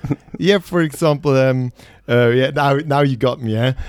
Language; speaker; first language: English; non-native, fluent; Swiss German